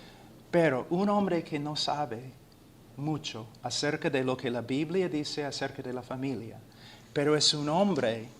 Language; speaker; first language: Spanish; non-native, fluent; English